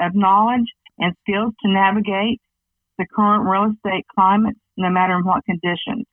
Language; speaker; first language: English; native; English